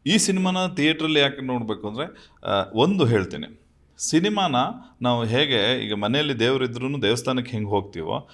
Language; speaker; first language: Kannada; native; Kannada